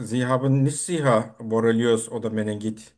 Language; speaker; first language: German; non-native, learner; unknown